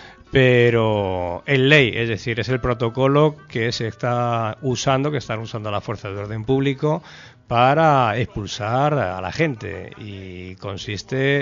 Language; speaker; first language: Spanish; native; Spanish